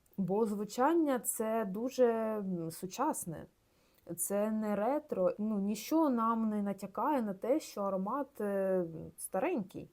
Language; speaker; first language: Ukrainian; non-native, local second language; Russian